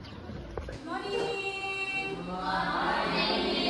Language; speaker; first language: English; non-native, learner; Indonesian